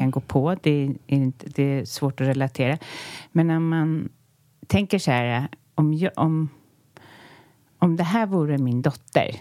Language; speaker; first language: Swedish; native; Swedish